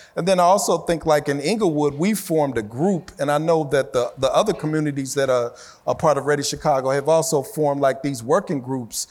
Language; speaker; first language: English; native; English